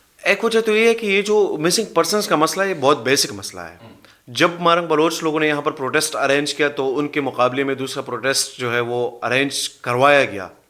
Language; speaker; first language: Urdu; non-native, local second language; Pashto